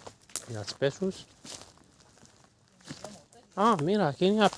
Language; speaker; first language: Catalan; non-native, learner; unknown